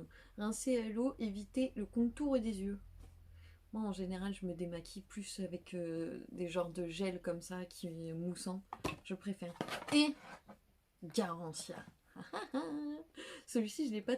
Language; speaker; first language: French; native; French